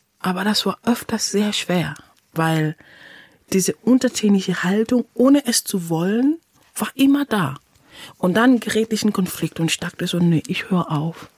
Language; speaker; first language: German; non-native, fluent; English